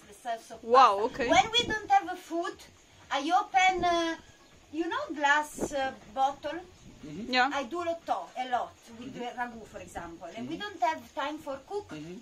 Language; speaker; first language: English; non-native, learner; Italian